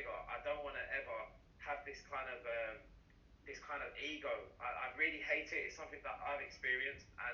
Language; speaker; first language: English; native; English